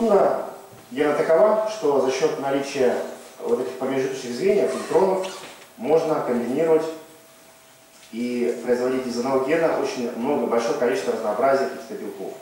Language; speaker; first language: Russian; native; Russian